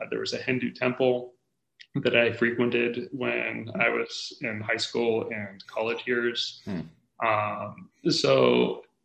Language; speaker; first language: English; native; English